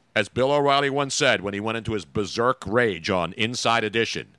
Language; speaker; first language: English; early bilingual, other home language; Italian